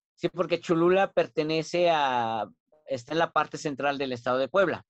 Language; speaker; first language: Spanish; non-native, local second language; Nahuatl languages